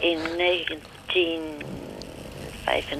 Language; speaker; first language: Dutch; early bilingual, other home language; English